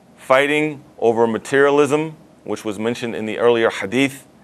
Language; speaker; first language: English; native; English